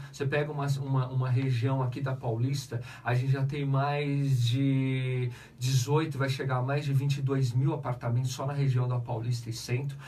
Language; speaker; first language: Portuguese; native; Portuguese